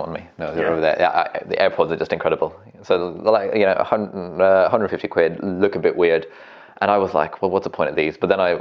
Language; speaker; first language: English; native; English